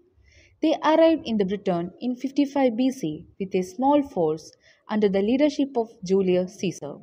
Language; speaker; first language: English; non-native, local second language; Malayalam